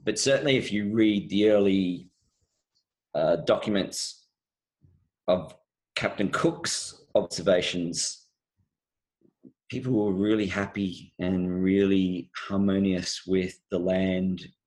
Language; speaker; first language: English; native; English